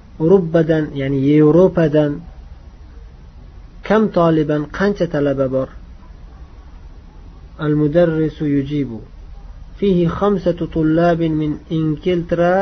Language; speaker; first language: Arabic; non-native, fluent; Uzbek